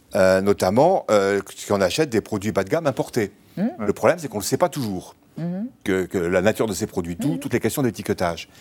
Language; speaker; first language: French; native; French